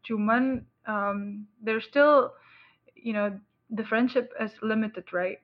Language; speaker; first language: English; non-native, fluent; Indonesian